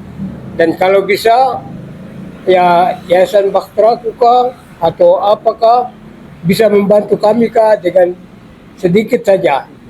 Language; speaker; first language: Indonesian; non-native, local second language; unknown